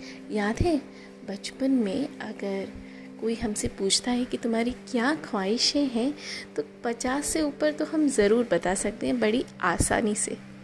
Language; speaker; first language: Hindi; native; Hindi